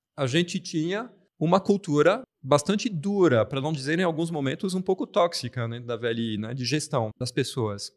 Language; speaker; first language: Portuguese; non-native, fluent; French